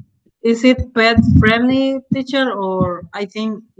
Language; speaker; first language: English; non-native, learner; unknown